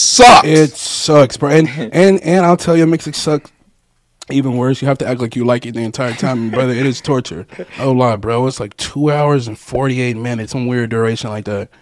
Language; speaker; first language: English; native; English